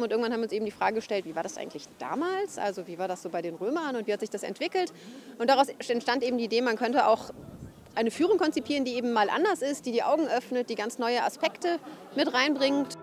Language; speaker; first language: German; native; German